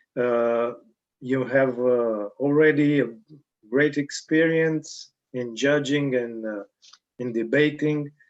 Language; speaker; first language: English; non-native, fluent; Romanian